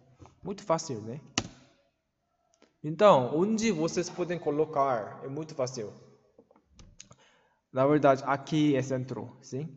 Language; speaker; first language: Portuguese; non-native, learner; Korean